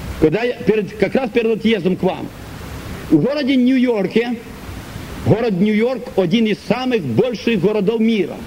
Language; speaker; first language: Russian; native; Russian